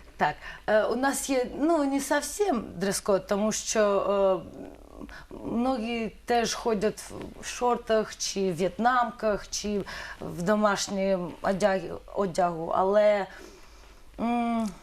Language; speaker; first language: Ukrainian; non-native, learner; Russian